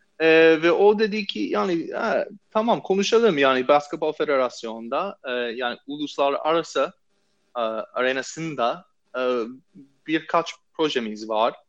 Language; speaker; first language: Turkish; non-native, fluent; English